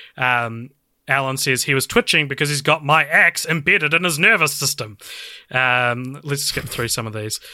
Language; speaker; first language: English; native; English